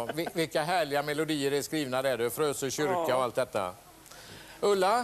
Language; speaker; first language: Swedish; native; Swedish